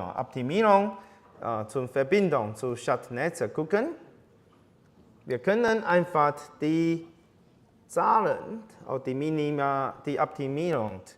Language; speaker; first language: German; non-native, learner; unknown